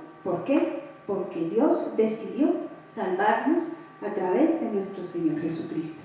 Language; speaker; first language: Spanish; native; Spanish